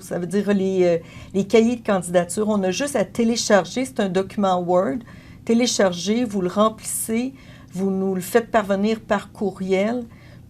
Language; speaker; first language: French; native; French